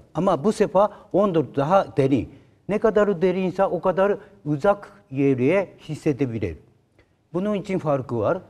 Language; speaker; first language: Turkish; non-native, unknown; Japanese